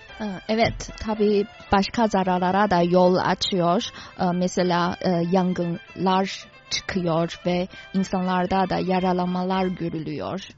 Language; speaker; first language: Turkish; non-native, fluent; Chinese